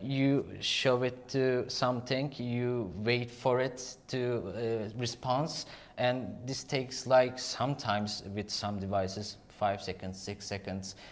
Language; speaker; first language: English; non-native, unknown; Turkish